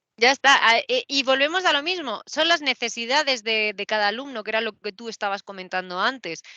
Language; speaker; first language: Spanish; native; Spanish